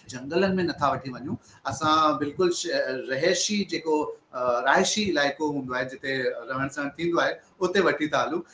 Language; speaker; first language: Sindhi; early bilingual, heritage; Sindhi